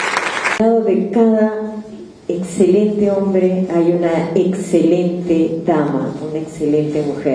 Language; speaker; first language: Spanish; native; Spanish